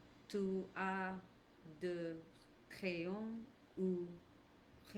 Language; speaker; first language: French; non-native, learner; English